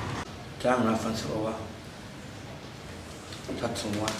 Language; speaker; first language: Chinese; native; Chinese